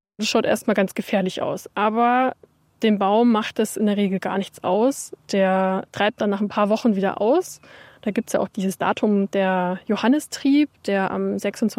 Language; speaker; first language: German; native; German